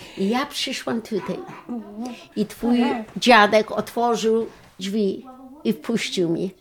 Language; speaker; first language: Polish; non-native, local second language; Yiddish